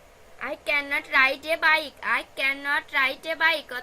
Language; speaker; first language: English; non-native, fluent; Bangla